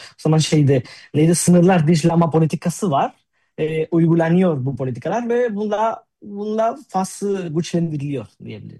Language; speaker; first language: Turkish; non-native, fluent; Spanish